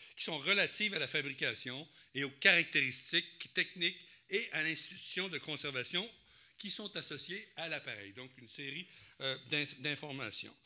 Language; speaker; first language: French; native; French